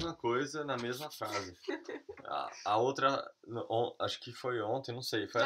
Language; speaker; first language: Portuguese; native; Portuguese